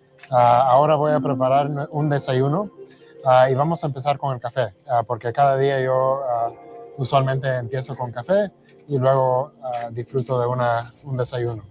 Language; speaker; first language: Spanish; early bilingual, heritage; Spanish